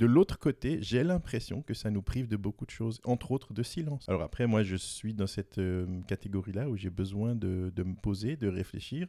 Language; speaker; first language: French; native; French